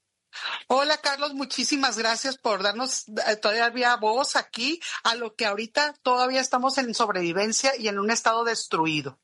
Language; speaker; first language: Spanish; native; Spanish